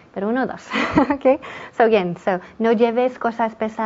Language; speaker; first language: Spanish; non-native, fluent; English